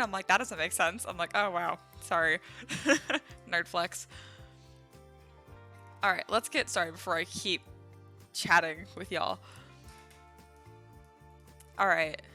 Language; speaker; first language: English; native; English